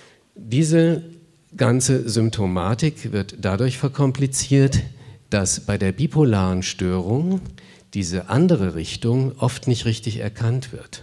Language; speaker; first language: German; native; German